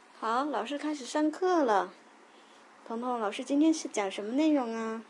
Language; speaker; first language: Chinese; native; Chinese